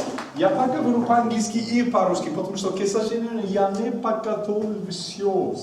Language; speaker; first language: Russian; non-native, learner; English